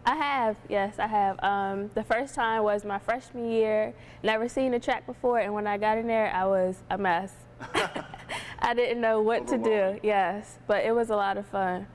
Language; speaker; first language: English; native; English